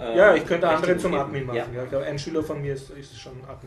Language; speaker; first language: German; native; German